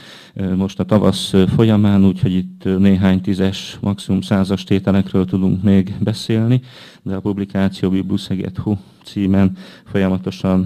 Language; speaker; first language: Hungarian; native; Hungarian